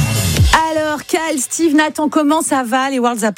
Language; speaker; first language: French; native; French